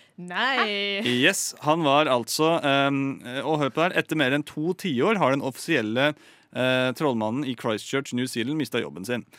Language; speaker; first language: Norwegian; native; Norwegian